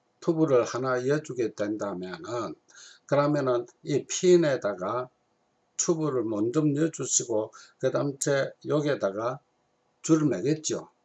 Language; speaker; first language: Korean; native; Korean